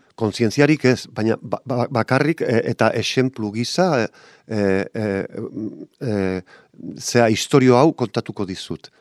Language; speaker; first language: Basque; non-native, local second language; Spanish